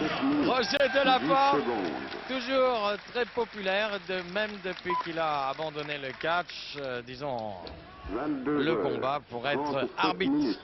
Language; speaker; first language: French; native; French